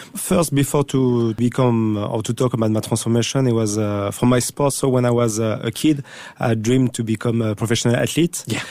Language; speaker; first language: English; non-native, fluent; French